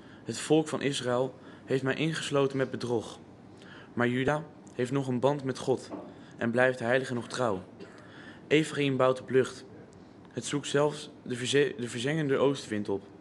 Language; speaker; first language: Dutch; native; Dutch